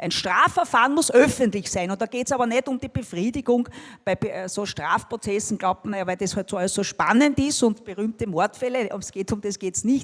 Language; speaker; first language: German; native; German